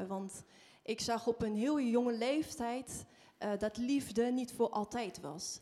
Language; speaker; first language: Dutch; non-native, fluent; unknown